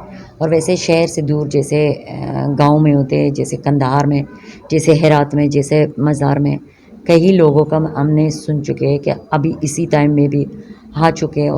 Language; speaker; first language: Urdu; non-native, local second language; Persian